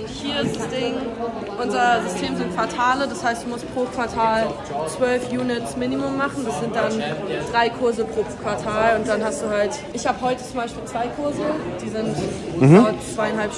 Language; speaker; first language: German; native; German